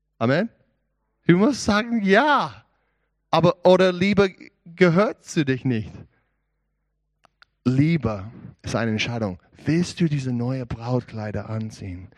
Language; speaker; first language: German; non-native, learner; English